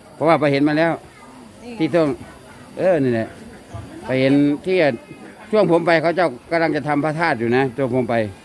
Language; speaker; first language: Thai; native; Thai